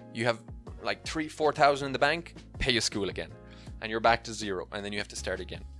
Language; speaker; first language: English; native; English